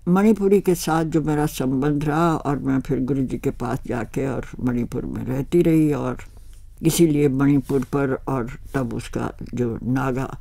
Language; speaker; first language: Hindi; native; Hindi